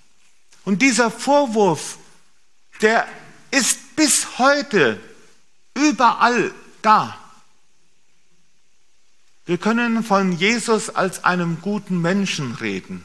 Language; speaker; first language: German; native; German